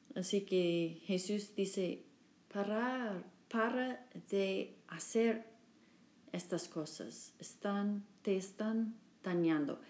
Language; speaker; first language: Spanish; non-native, learner; English